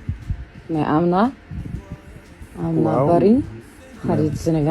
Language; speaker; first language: Wolof; non-native, learner; French